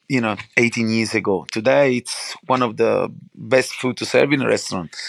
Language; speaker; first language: English; non-native, fluent; Italian